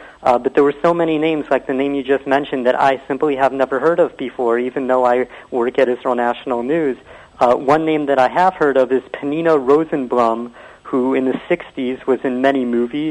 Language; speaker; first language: English; native; English